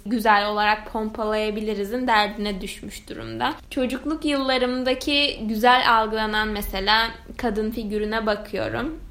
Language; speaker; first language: Turkish; native; Turkish